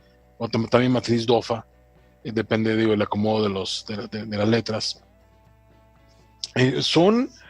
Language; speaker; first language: Spanish; native; Spanish